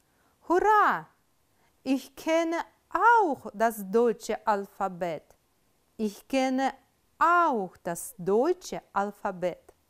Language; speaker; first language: German; non-native, fluent; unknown